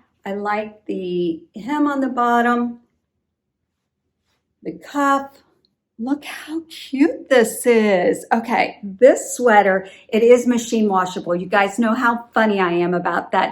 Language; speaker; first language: English; native; English